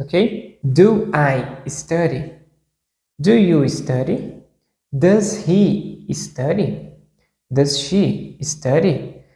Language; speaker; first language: English; non-native, fluent; Portuguese